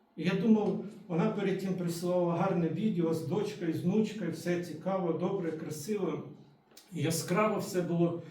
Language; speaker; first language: Ukrainian; non-native, local second language; Russian